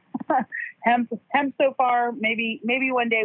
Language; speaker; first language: English; native; English